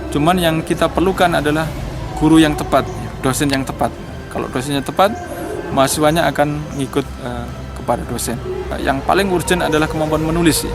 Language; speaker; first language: Indonesian; non-native, local second language; Javanese